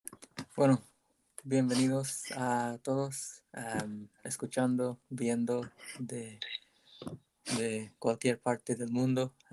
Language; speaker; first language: Spanish; non-native, learner; English